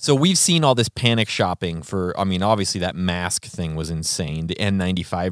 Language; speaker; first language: English; native; English